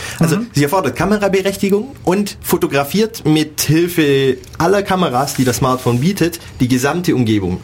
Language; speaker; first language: German; native; German